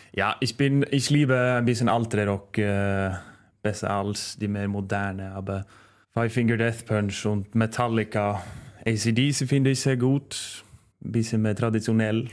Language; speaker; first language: German; non-native, fluent; Norwegian